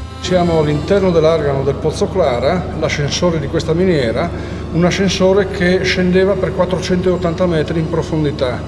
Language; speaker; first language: Italian; native; Italian